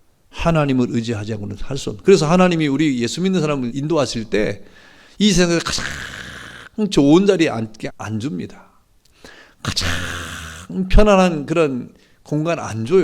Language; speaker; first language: Korean; native; Korean